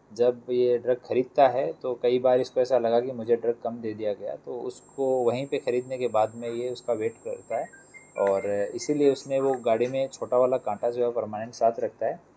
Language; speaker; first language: Hindi; non-native, local second language; Gujarati